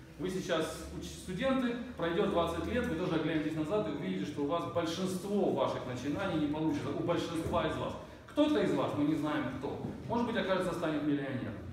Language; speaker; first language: Russian; native; Russian